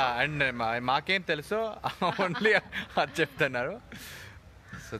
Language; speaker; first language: Telugu; non-native, learner; Arabic